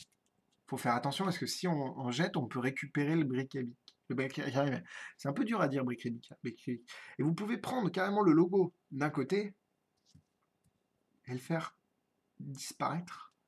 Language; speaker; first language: French; native; French